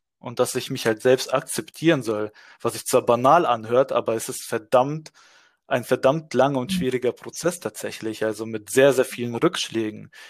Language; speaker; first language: German; early bilingual, other home language; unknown